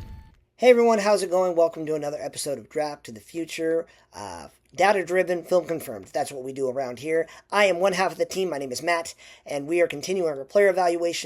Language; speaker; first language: English; native; English